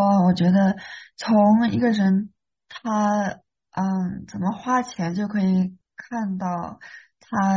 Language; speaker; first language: Chinese; early bilingual, heritage; Chinese